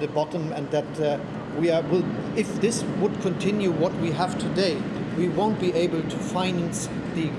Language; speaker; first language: English; non-native, fluent; German